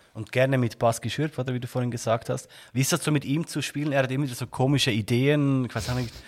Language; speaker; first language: German; native; German